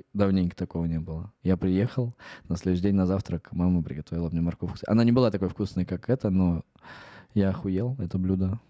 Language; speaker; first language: Russian; native; Russian